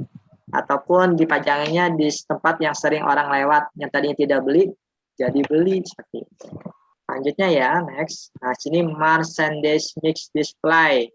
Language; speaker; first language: Indonesian; native; Indonesian